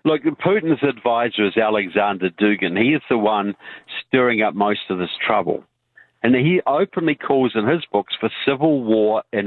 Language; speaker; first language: English; native; English